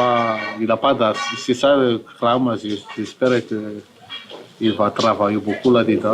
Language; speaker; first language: French; non-native, local second language; Malagasy